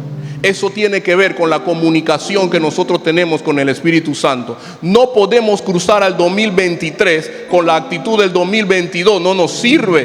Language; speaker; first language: Spanish; native; Spanish